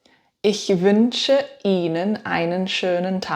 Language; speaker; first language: German; non-native, fluent; English